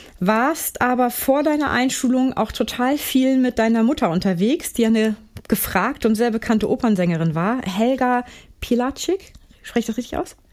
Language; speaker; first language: German; native; German